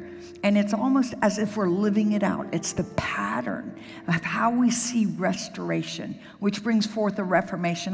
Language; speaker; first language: English; native; English